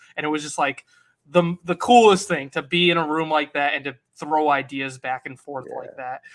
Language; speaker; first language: English; native; English